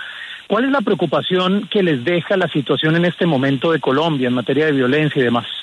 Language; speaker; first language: Spanish; native; Spanish